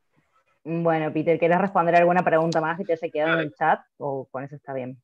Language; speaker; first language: Spanish; native; Spanish